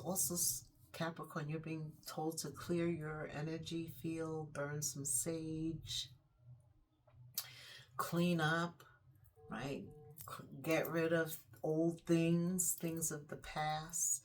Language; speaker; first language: English; native; English